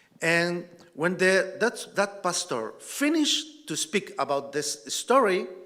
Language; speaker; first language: English; non-native, learner; Spanish